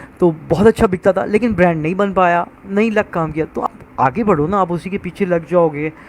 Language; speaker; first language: Urdu; native; Urdu